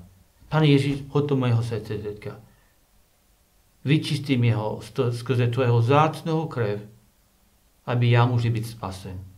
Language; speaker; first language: Czech; non-native, learner; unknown